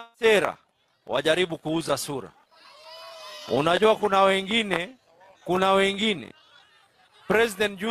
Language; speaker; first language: Swahili; native; Swahili